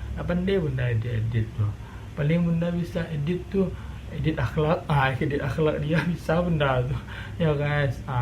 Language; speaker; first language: Indonesian; non-native, local second language; Minangkabau